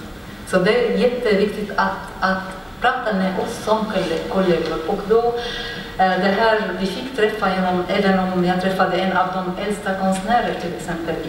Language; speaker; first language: Swedish; non-native, fluent; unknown